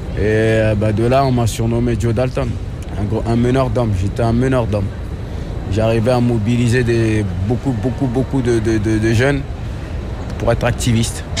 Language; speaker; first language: French; early bilingual, other home language; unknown